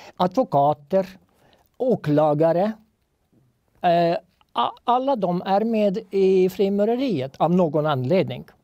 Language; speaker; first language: Swedish; non-native, fluent; Estonian